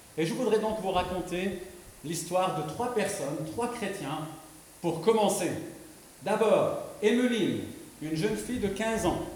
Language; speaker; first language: French; non-native, local second language; Arabic